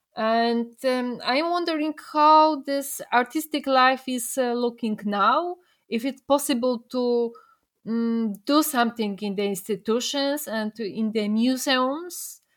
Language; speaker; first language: English; non-native, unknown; Polish